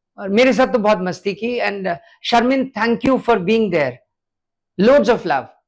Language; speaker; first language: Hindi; native; Hindi